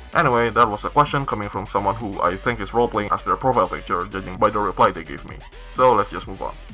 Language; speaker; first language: English; non-native, fluent; Malay